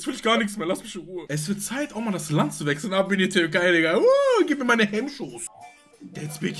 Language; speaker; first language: German; early bilingual, other home language; Turkish